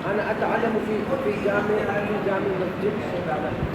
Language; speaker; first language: Arabic; non-native, learner; Urdu